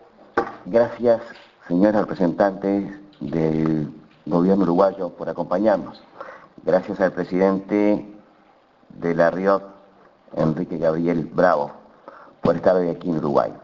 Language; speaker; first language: Spanish; native; Spanish